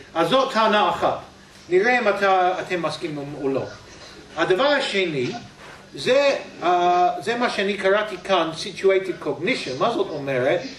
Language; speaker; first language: Hebrew; non-native, fluent; English